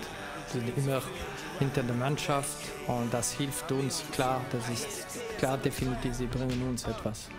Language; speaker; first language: German; non-native, fluent; French